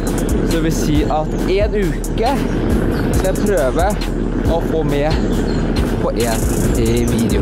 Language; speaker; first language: Norwegian; native; Norwegian